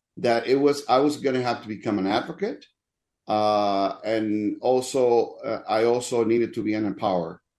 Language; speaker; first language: English; non-native, fluent; Spanish